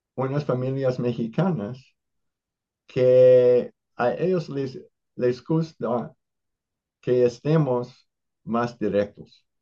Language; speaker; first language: Spanish; non-native, fluent; English